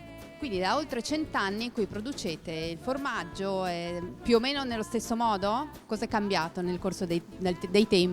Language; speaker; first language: Italian; native; Italian